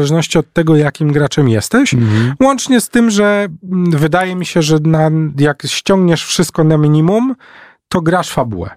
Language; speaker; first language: Polish; native; Polish